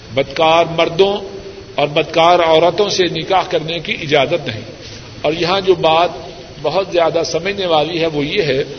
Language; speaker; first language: Urdu; non-native, local second language; Punjabi